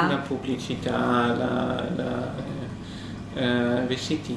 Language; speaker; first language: Italian; non-native, learner; German